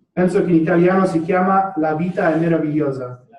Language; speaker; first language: Italian; non-native, fluent; English